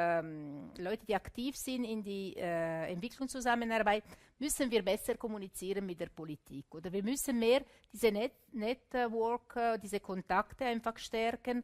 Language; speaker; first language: German; non-native, local second language; Italian